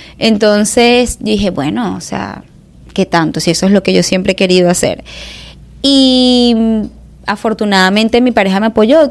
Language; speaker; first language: Spanish; native; Spanish